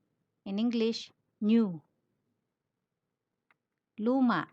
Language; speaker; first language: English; non-native, local second language; Filipino